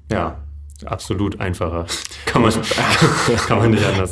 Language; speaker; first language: German; native; German